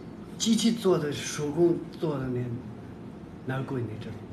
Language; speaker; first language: Chinese; non-native, local second language; Tibetan